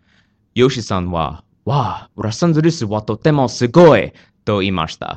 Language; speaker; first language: Japanese; non-native, learner; English